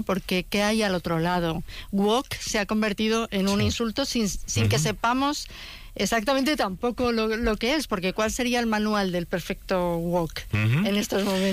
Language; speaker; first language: Spanish; native; Spanish